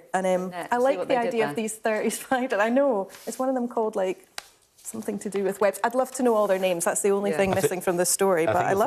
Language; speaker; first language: English; native; English